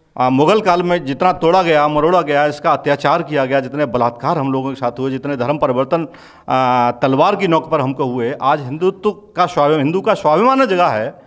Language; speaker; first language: Hindi; native; Hindi